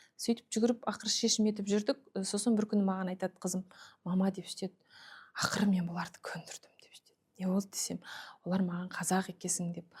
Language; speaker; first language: Kazakh; early bilingual, heritage; Kazakh